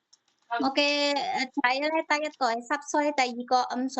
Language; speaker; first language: Cantonese; non-native, learner; Indonesian